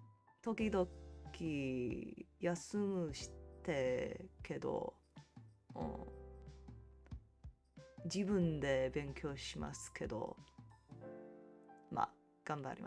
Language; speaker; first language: Japanese; non-native, learner; English